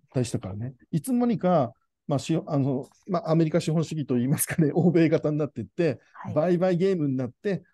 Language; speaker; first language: Japanese; native; Japanese